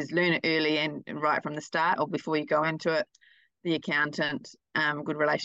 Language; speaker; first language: English; native; English